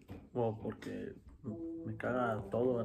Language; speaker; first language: Spanish; early bilingual, other home language; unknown